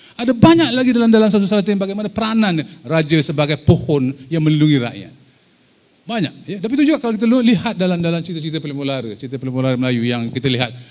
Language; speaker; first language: Malay; native; Malay